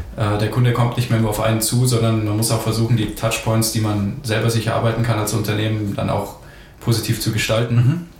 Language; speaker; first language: German; native; German